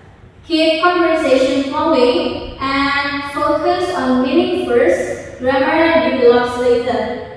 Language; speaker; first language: English; non-native, fluent; Indonesian